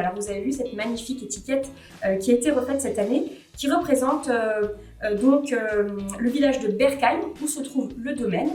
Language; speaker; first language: French; native; French